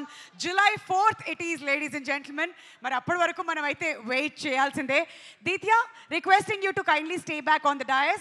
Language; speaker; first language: Telugu; native; Telugu